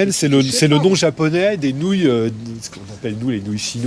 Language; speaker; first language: French; native; French